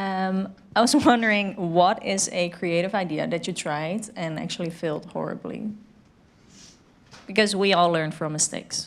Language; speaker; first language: English; non-native, fluent; Dutch